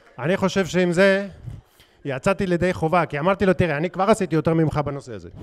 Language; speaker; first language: Hebrew; native; Hebrew